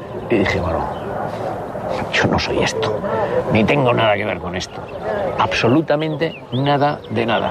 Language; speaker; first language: Spanish; native; Spanish